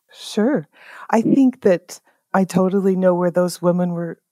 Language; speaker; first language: English; native; English